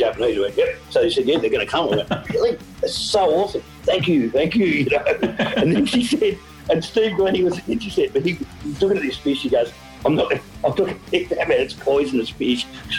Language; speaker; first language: English; native; English